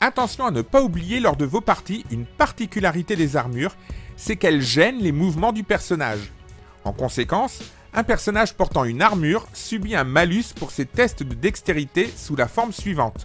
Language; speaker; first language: French; native; French